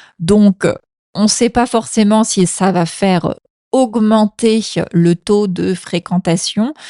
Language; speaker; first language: French; native; French